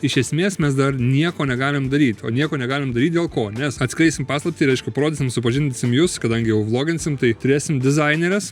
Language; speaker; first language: Lithuanian; native; Lithuanian